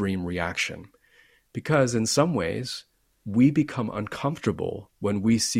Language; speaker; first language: English; native; English